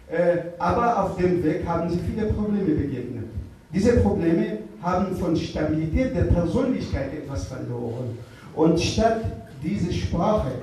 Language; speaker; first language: German; non-native, fluent; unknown